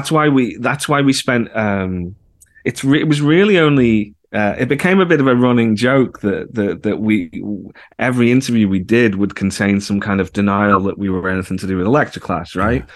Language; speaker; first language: English; native; English